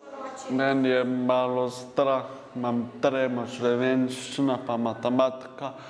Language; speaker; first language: Slovenian; non-native, local second language; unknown